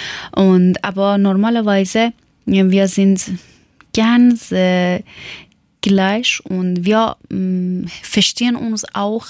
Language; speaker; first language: German; non-native, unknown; Persian